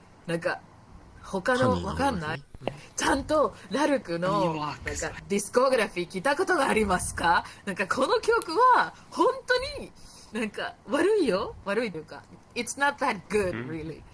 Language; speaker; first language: Japanese; non-native, learner; Spanish